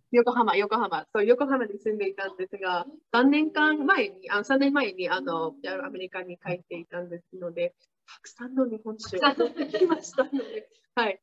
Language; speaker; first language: Japanese; non-native, fluent; English